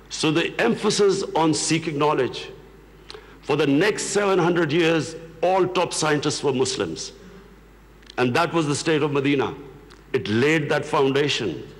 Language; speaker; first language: English; non-native, local second language; Urdu